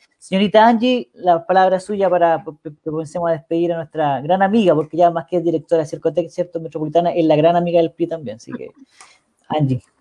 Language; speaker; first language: Spanish; native; Spanish